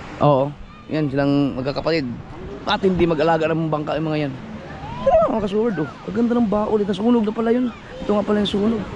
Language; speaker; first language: Filipino; non-native, local second language; Cebuano